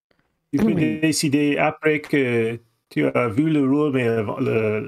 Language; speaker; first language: French; non-native, fluent; English